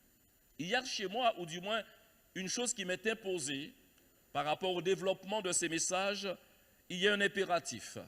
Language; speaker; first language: French; native; French